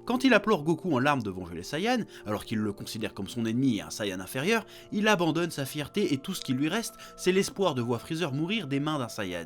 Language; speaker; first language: French; native; French